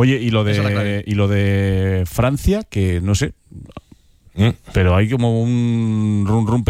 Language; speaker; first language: Spanish; native; Spanish